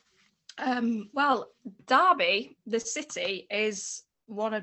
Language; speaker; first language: English; native; English